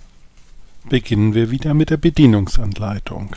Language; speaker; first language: German; native; German